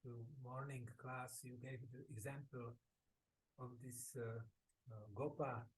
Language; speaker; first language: English; non-native, fluent; Czech